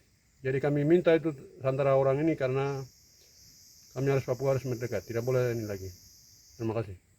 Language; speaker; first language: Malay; non-native, local second language; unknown